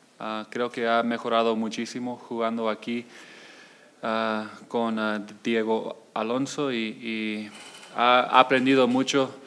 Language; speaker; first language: Spanish; early bilingual, heritage; Spanish